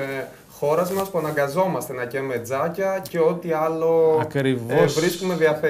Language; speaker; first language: Greek; native; Greek